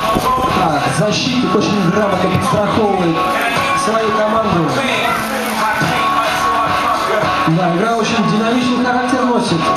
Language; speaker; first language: Russian; native; Russian